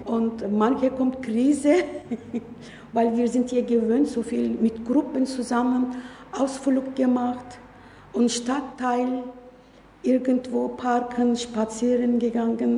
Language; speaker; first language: German; non-native, learner; Turkish